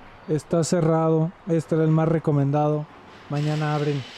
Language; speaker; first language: Spanish; native; Spanish